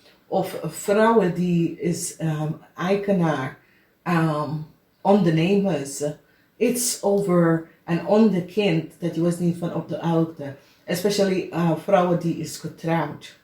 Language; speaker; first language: Dutch; non-native, fluent; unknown